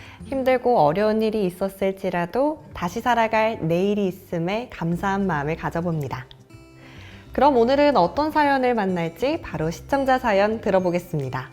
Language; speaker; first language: Korean; native; Korean